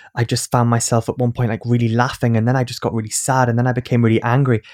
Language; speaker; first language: English; native; English